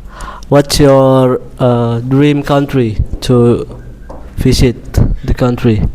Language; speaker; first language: English; non-native, learner; Indonesian